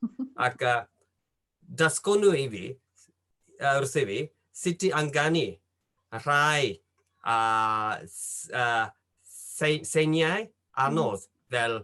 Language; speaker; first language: Welsh; non-native, fluent; Japanese